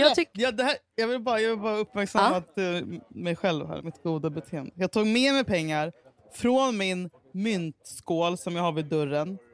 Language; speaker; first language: Swedish; native; Swedish